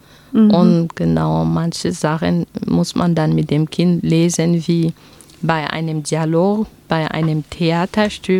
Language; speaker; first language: German; non-native, fluent; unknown